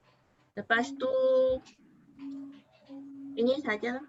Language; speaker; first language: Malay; non-native, local second language; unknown